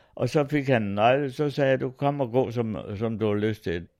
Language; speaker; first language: Danish; early bilingual, other home language; German